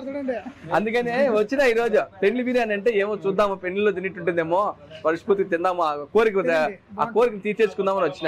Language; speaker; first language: Telugu; native; Telugu